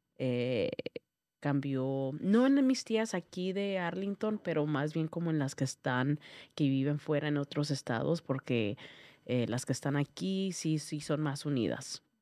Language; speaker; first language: Spanish; early bilingual, heritage; Spanish